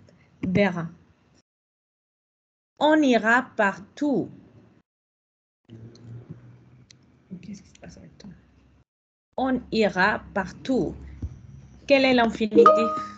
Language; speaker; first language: French; non-native, fluent; Spanish